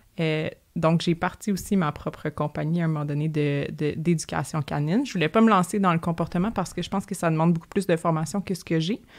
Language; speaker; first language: French; native; French